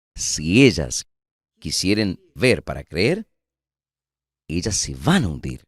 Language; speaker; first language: Spanish; non-native, fluent; Portuguese